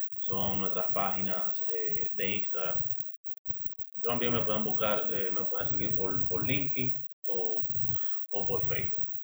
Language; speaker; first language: Spanish; native; Spanish